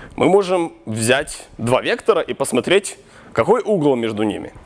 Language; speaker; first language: Russian; non-native, local second language; Ukrainian